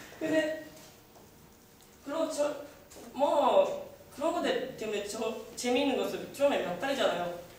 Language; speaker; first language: Korean; non-native, learner; Japanese